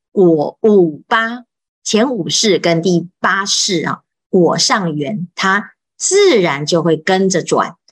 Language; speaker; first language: Chinese; native; Chinese